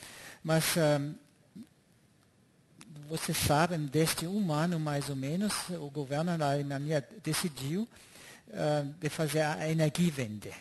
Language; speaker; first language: Portuguese; non-native, fluent; German